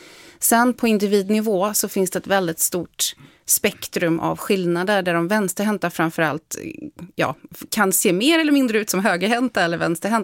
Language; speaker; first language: Swedish; native; Swedish